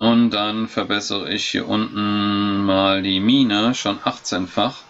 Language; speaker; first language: German; native; German